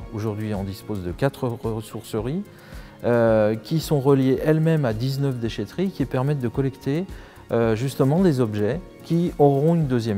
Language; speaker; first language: French; native; French